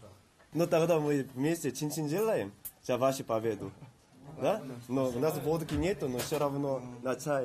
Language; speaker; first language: Russian; non-native, fluent; Korean